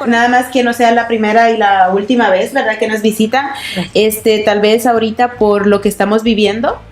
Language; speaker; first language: Spanish; native; Spanish